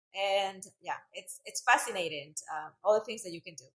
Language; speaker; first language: English; non-native, fluent; Spanish